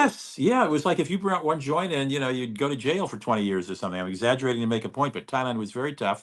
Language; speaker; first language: English; native; English